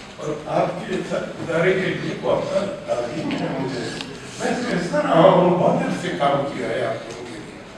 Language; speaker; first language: Urdu; non-native, local second language; Baluchi